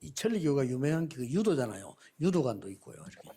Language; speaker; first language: Korean; native; Korean